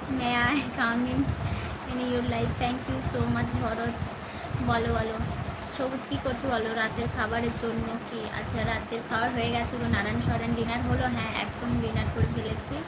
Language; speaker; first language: Bangla; non-native, local second language; Santali